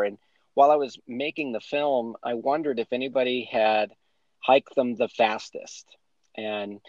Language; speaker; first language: English; native; English